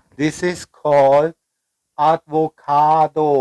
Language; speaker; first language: English; non-native, fluent; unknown